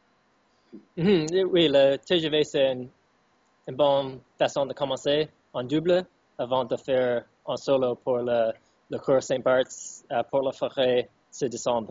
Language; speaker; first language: French; non-native, fluent; English